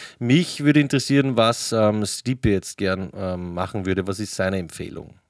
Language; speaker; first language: German; native; German